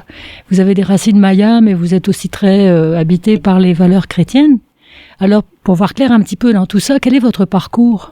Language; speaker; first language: French; native; French